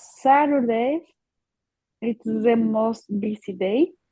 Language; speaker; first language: English; non-native, learner; Spanish